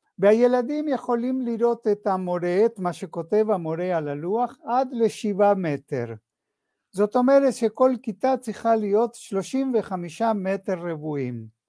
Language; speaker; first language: Hebrew; non-native, fluent; Spanish